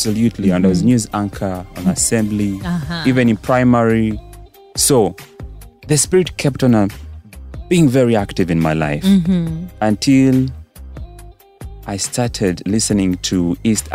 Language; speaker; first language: English; non-native, local second language; Ganda